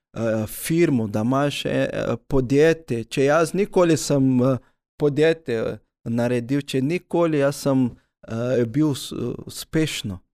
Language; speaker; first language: Slovenian; early bilingual, other home language; Portuguese